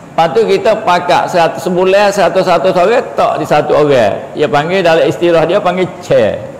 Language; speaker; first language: Malay; native; Malay